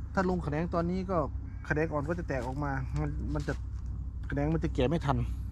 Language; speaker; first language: Thai; native; Thai